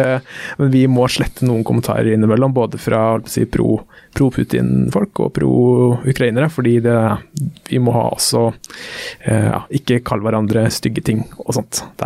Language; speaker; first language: Norwegian; native; Norwegian